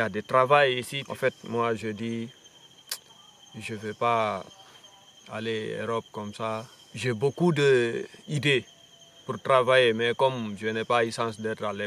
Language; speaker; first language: French; non-native, local second language; Fula